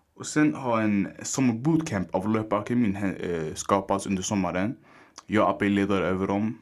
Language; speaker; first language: Swedish; early bilingual, other home language; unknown